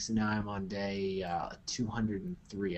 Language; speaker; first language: English; native; English